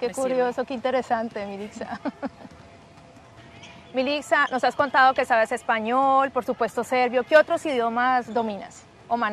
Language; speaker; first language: Spanish; native; Spanish